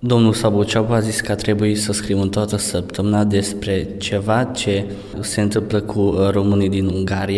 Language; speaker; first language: Romanian; early bilingual, heritage; Romanian